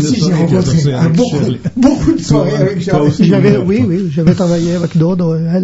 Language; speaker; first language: French; non-native, learner; Italian